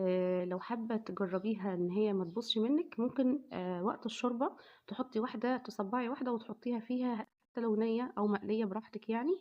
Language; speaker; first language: Arabic; native; Arabic